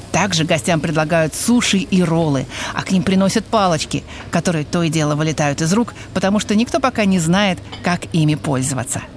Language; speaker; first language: Russian; native; Russian